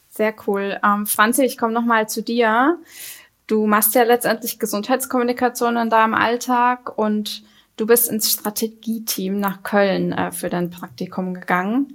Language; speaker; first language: German; native; German